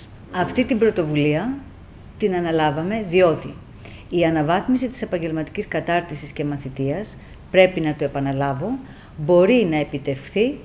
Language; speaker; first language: Greek; native; Greek